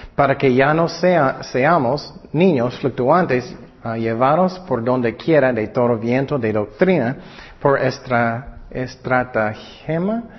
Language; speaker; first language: Spanish; non-native, fluent; English